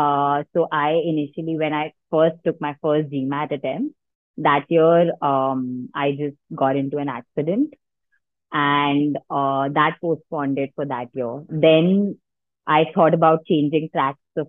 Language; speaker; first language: English; non-native, local second language; Hindi